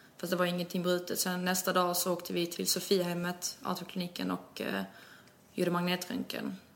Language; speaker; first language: Swedish; early bilingual, other home language; Albanian